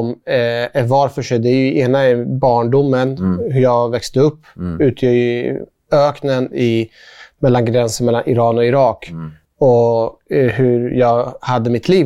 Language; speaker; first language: Swedish; early bilingual, other home language; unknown